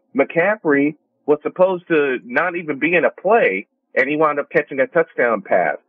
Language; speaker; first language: English; native; English